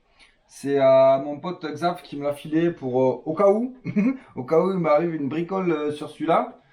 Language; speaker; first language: French; native; French